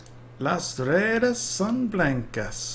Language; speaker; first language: Spanish; non-native, learner; English